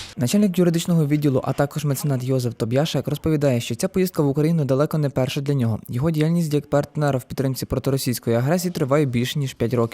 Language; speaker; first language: Ukrainian; native; Ukrainian